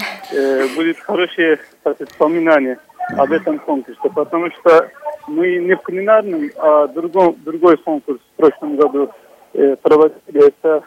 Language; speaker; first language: Russian; non-native, fluent; Turkish